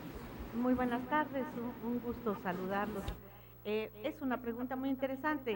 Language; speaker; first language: Spanish; native; Spanish